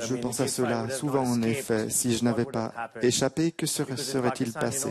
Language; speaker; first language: French; non-native, fluent; Urdu